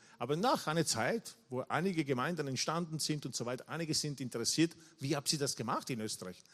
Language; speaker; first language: German; non-native, fluent; Italian